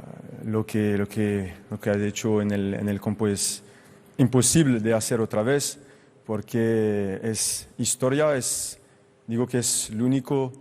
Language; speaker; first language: Spanish; non-native, fluent; French